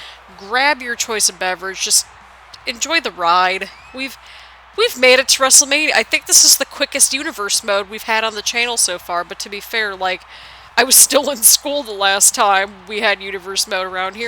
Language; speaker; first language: English; native; English